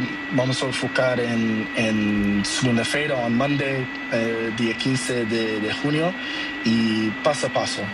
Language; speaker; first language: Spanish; non-native, learner; Portuguese